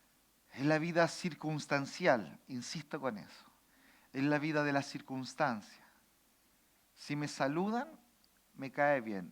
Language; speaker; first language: Spanish; native; Spanish